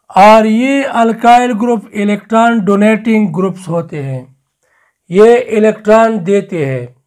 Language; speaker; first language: Urdu; non-native, local second language; Pashto